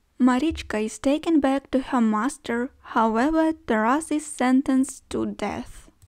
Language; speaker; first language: English; non-native, fluent; Ukrainian